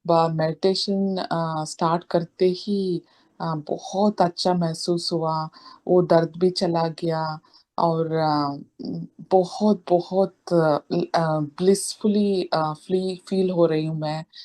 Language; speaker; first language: Hindi; non-native, local second language; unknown